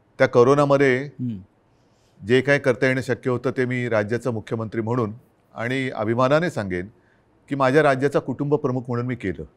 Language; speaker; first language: Marathi; native; Marathi